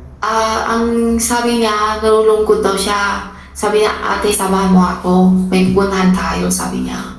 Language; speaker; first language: Filipino; non-native, learner; Chinese